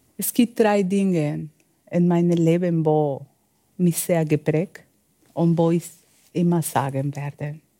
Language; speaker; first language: German; non-native, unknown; Spanish